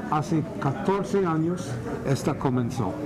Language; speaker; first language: Spanish; non-native, fluent; English